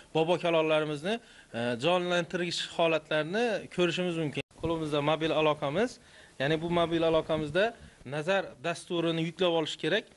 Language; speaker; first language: Uzbek; native; Uzbek